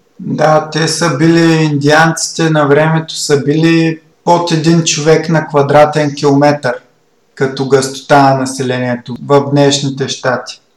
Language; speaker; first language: Bulgarian; native; Bulgarian